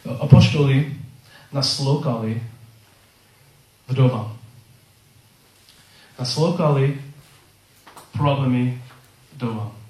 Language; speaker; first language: Czech; non-native, learner; English